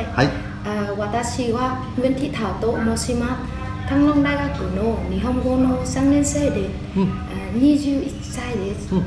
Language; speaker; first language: Japanese; non-native, learner; Vietnamese